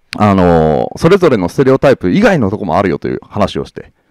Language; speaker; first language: Japanese; native; Japanese